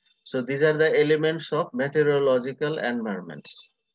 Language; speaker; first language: English; non-native, local second language; Bangla